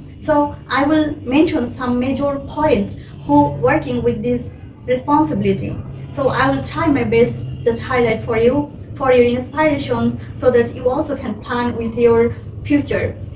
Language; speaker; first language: English; non-native, local second language; Bangla